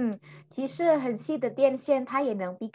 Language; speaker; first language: Chinese; non-native, fluent; Indonesian